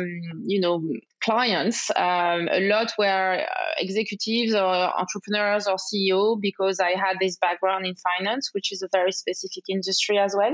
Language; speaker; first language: English; non-native, fluent; French